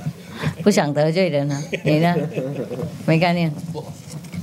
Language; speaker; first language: Chinese; non-native, fluent; Vietnamese